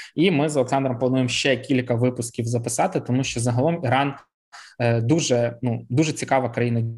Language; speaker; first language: Ukrainian; native; Ukrainian